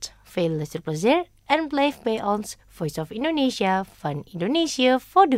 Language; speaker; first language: Dutch; non-native, learner; Indonesian